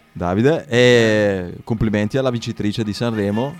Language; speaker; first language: Italian; native; Italian